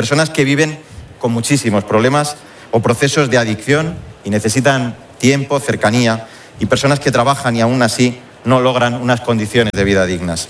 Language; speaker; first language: Spanish; native; Spanish